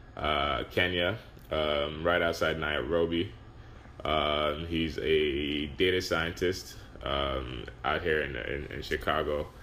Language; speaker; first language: English; non-native, local second language; Yoruba